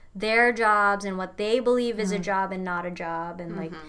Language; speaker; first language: English; non-native, fluent; Indonesian